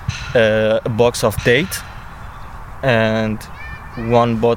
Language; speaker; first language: English; non-native, learner; Persian